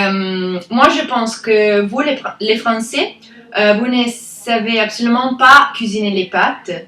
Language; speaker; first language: French; non-native, learner; Italian